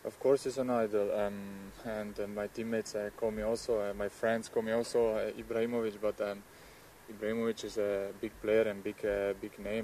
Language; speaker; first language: English; non-native, learner; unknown